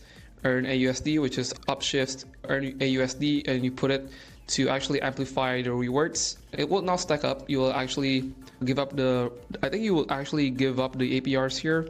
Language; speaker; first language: English; non-native, fluent; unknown